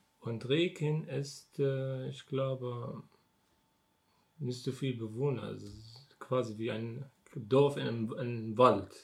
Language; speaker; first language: German; non-native, learner; Arabic